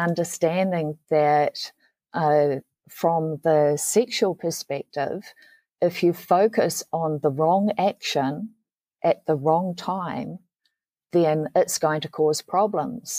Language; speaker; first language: English; native; English